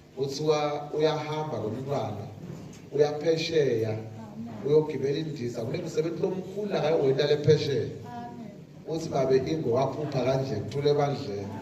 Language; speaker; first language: Zulu; non-native, local second language; Swati